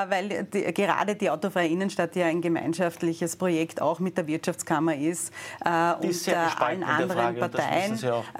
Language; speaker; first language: German; native; German